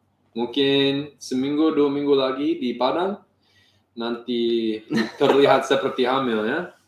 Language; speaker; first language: Indonesian; non-native, learner; English